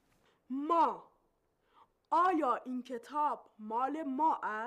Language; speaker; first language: Persian; non-native, learner; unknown